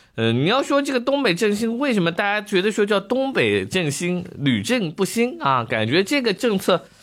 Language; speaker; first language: Chinese; native; Chinese